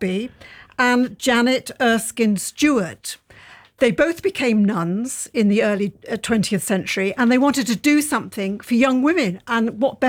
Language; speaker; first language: English; native; English